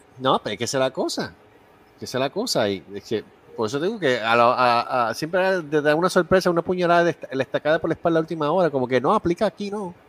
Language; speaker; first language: Spanish; native; Spanish